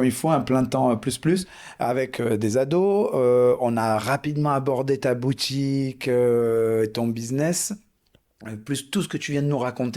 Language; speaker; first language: French; native; French